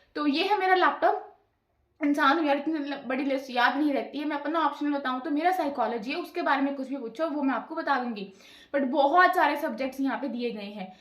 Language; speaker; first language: Hindi; non-native, local second language; Punjabi